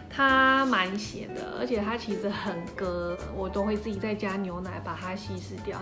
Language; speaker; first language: Chinese; native; Chinese